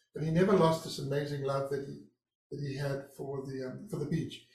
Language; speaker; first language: English; native; English